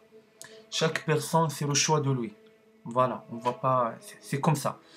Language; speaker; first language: French; non-native, learner; Arabic